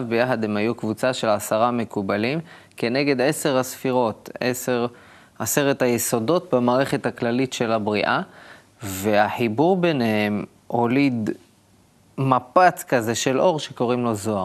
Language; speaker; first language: Hebrew; native; Hebrew